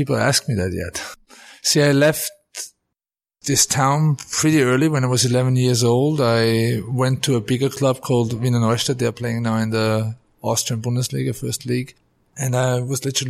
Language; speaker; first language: English; non-native, fluent; German